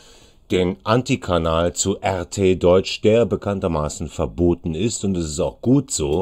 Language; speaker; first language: German; native; German